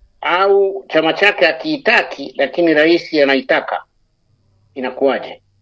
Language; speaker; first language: Swahili; non-native, local second language; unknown